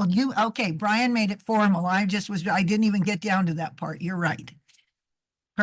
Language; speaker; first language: English; native; English